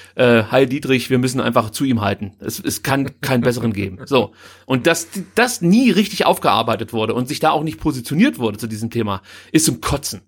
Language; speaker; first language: German; native; German